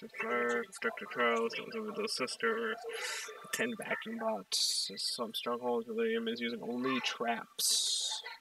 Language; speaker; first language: English; native; English